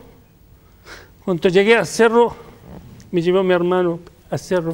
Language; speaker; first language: Spanish; non-native, fluent; Arabic